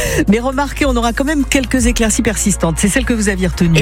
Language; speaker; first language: French; native; French